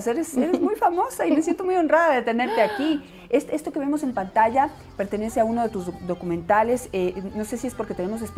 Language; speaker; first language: Spanish; native; Spanish